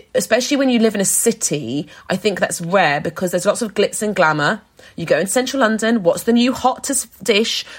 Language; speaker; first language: English; native; English